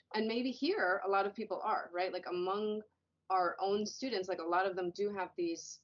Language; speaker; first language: English; native; English